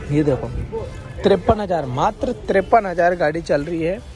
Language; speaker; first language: Hindi; native; Hindi